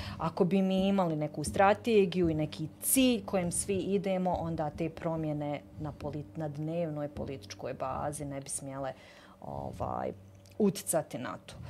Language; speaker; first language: Bosnian; native; Bosnian